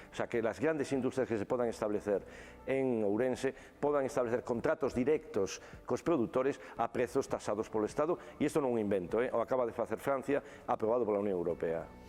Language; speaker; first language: Galician; non-native, local second language; Spanish